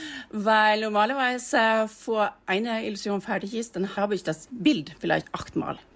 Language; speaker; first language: German; non-native, fluent; Norwegian